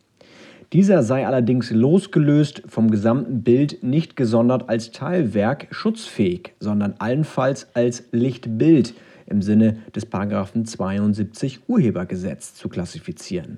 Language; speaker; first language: German; native; German